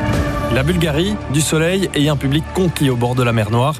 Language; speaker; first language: French; native; French